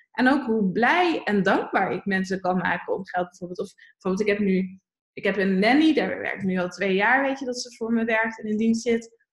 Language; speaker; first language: Dutch; native; Dutch